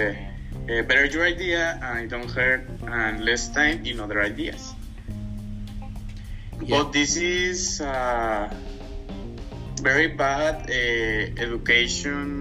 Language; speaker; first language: English; non-native, learner; Spanish